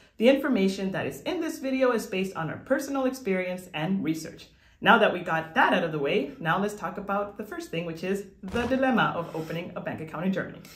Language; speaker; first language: English; non-native, fluent; Spanish